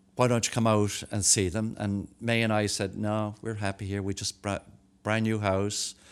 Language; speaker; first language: English; native; English